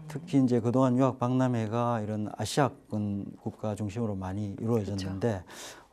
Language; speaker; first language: Korean; native; Korean